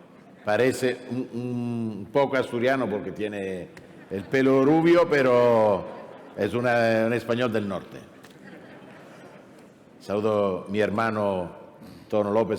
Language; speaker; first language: Spanish; non-native, fluent; Italian